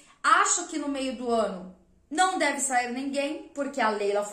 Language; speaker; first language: Portuguese; native; Portuguese